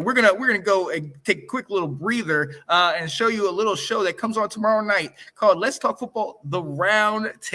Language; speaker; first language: English; native; English